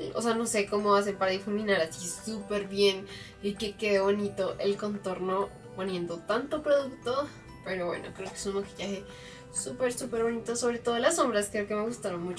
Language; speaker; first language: Spanish; native; Spanish